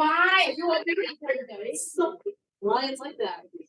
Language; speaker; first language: English; non-native, fluent; Vietnamese